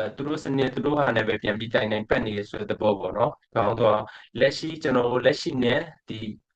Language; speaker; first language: Burmese; native; Burmese